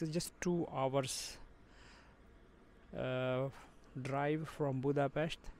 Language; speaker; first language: English; non-native, fluent; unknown